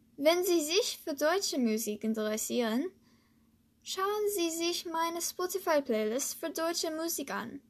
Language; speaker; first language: German; non-native, fluent; English